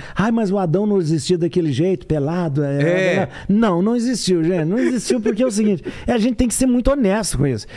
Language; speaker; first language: Portuguese; native; Portuguese